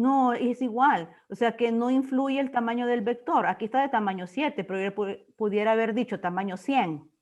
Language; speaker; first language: Spanish; native; Spanish